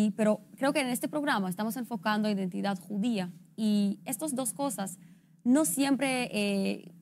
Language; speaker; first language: Spanish; non-native, fluent; Hebrew